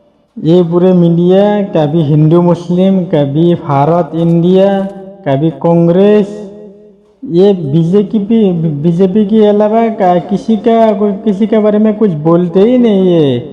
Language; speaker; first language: Hindi; non-native, local second language; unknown